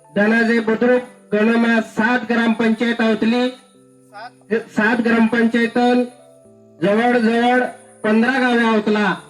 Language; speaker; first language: Marathi; non-native, local second language; Bhili